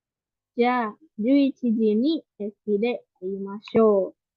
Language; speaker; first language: Japanese; non-native, fluent; Indonesian